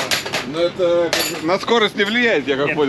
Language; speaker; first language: Russian; non-native, fluent; Lithuanian